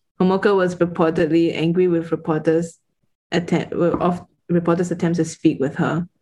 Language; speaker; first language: English; native; English